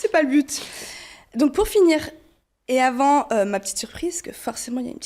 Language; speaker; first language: French; early bilingual, other home language; Portuguese